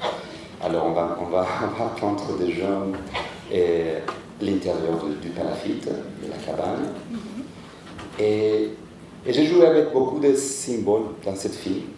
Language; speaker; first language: French; non-native, fluent; Spanish